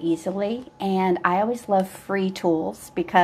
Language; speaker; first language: English; native; English